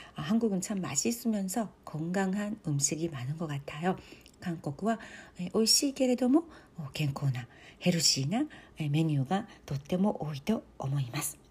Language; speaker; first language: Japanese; native; Japanese